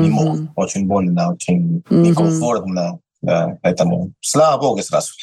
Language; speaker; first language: Russian; non-native, learner; Spanish